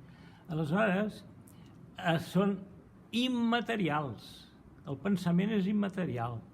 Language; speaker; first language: Catalan; non-native, fluent; Portuguese